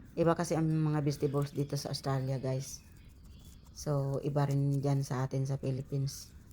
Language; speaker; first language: Filipino; non-native, local second language; Cebuano